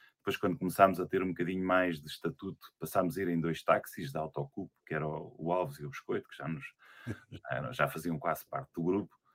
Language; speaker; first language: Portuguese; native; Portuguese